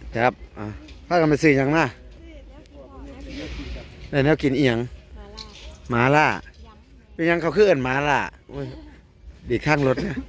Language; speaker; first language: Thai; non-native, local second language; Northeastern Thai